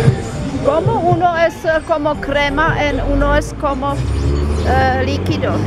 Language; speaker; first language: Spanish; non-native, learner; Czech